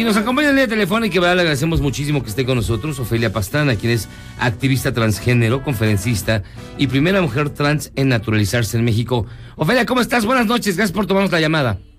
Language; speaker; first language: Spanish; native; Spanish